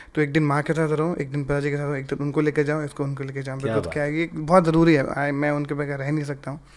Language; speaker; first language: Hindi; native; Hindi